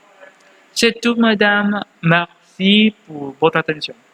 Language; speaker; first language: French; non-native, learner; Spanish